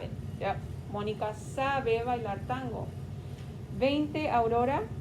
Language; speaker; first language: Spanish; non-native, fluent; English